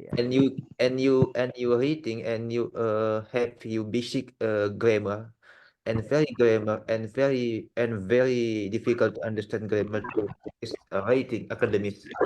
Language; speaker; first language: English; non-native, learner; Indonesian